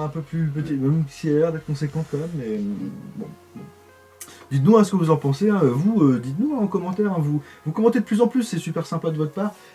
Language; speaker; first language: French; native; French